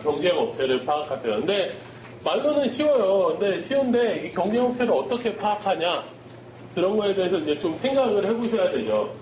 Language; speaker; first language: Korean; native; Korean